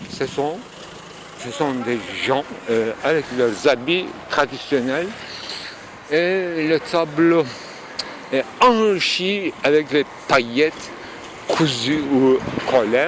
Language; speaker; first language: French; non-native, fluent; Turkish